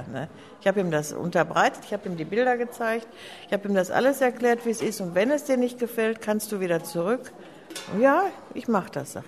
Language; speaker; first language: German; native; German